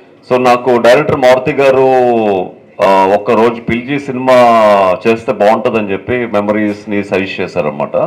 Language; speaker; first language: Telugu; native; Telugu